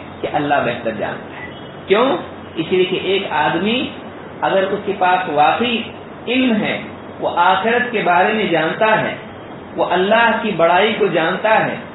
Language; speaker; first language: Urdu; native; Urdu